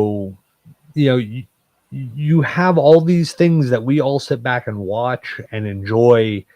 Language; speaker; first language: English; native; English